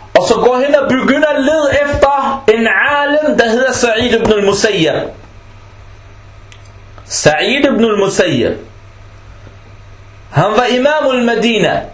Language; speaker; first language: Danish; early bilingual, other home language; Arabic